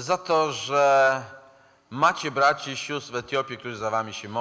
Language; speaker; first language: Polish; native; Polish